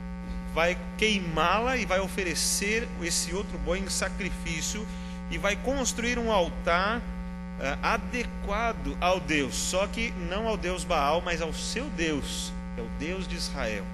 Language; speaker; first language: Portuguese; native; Portuguese